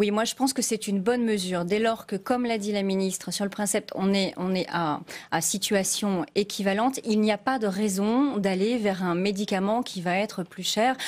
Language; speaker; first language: French; native; French